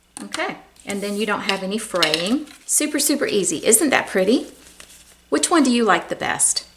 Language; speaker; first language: English; native; English